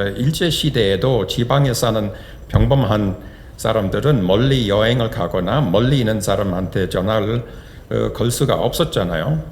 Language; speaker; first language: Korean; non-native, fluent; English